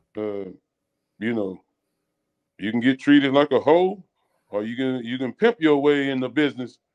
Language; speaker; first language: English; native; English